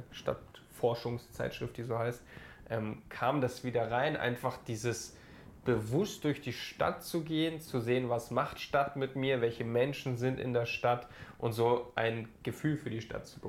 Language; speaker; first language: German; native; German